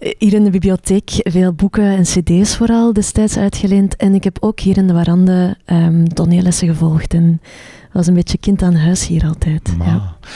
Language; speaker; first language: Dutch; native; Dutch